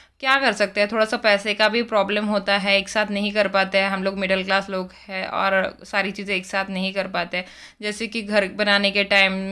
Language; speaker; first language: Hindi; native; Hindi